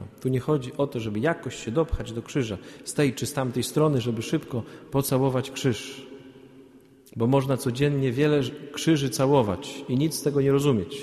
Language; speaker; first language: Polish; native; Polish